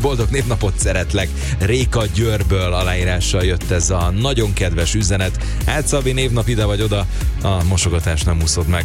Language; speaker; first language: Hungarian; native; Hungarian